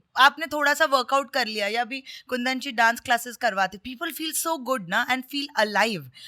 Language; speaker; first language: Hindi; non-native, local second language; Marathi